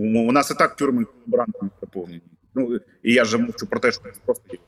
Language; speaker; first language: Ukrainian; native; Ukrainian